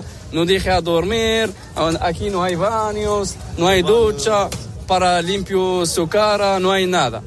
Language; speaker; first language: Spanish; non-native, learner; Arabic